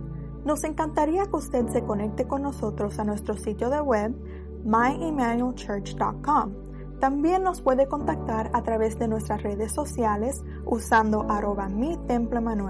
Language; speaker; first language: Spanish; native; Spanish